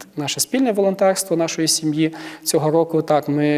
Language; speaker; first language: Ukrainian; native; Ukrainian